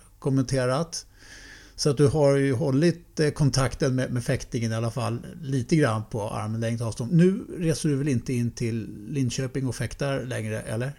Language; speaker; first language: Swedish; native; Swedish